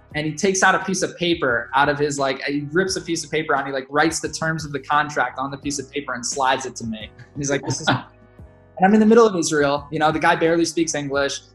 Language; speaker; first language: English; native; English